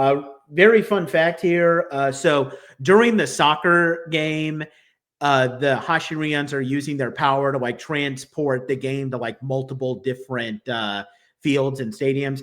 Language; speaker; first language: English; native; English